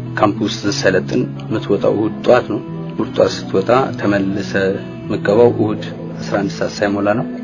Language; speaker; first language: Amharic; non-native, local second language; Tigrinya